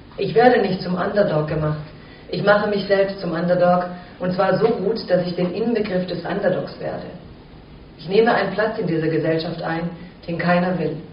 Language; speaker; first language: German; early bilingual, other home language; Croatian